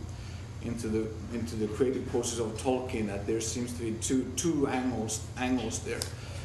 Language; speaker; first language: English; non-native, fluent; Finnish